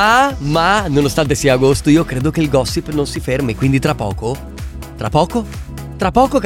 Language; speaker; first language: Italian; native; Italian